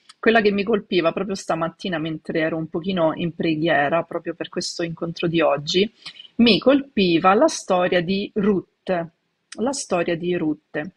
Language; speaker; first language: Italian; native; Italian